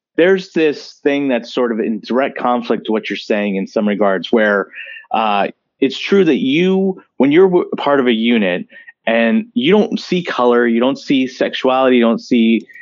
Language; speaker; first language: English; native; English